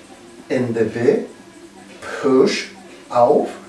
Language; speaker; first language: German; non-native, learner; Japanese